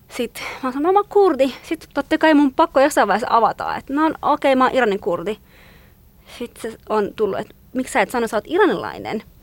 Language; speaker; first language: Finnish; non-native, fluent; Kurdish